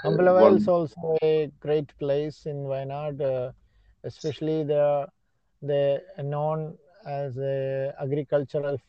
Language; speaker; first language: English; non-native, learner; Malayalam